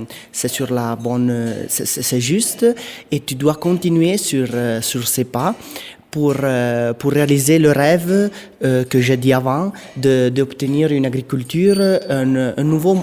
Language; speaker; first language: French; non-native, local second language; Italian